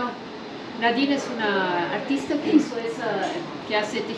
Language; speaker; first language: Spanish; native; Spanish